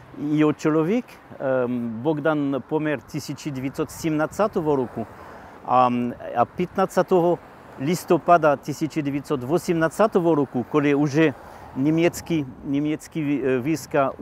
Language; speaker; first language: Ukrainian; non-native, learner; French